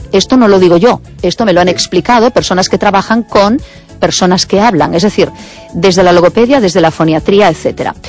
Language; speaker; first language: Spanish; native; Spanish